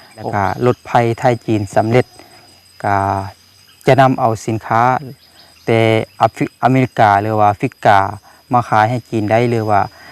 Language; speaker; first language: Thai; native; Thai